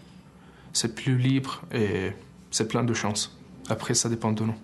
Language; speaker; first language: French; early bilingual, other home language; Albanian